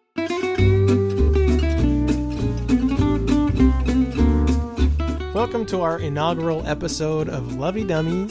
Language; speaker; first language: English; native; English